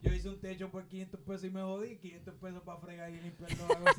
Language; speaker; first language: Spanish; early bilingual, heritage; Spanish